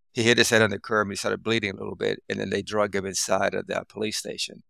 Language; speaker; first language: English; early bilingual, other home language; Spanish